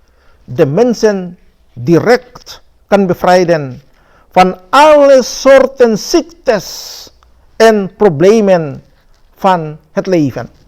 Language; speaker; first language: Dutch; non-native, fluent; Indonesian